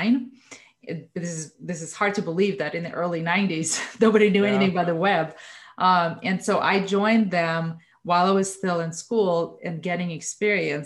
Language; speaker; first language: English; non-native, fluent; Russian